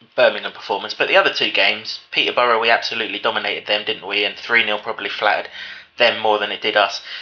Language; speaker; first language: English; native; English